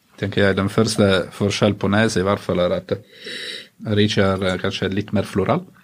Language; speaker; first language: Norwegian; non-native, fluent; Italian